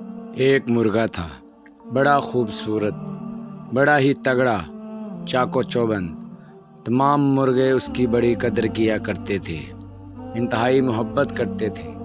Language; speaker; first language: Urdu; native; Urdu